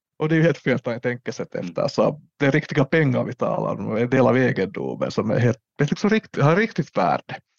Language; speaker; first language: Swedish; native; Swedish